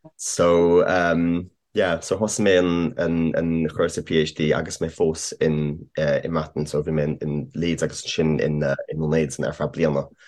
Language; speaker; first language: Irish; non-native, fluent; English